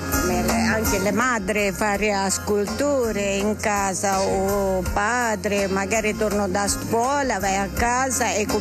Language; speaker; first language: Italian; non-native, learner; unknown